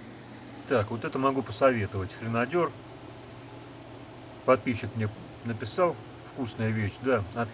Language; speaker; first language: Russian; native; Russian